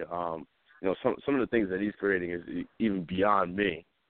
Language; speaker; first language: English; native; English